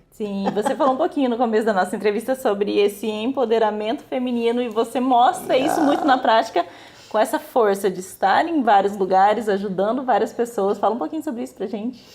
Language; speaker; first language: Portuguese; native; Portuguese